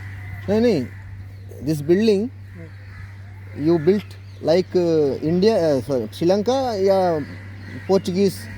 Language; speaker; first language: English; non-native, learner; Telugu